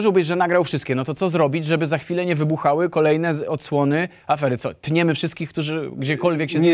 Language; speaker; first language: Polish; native; Polish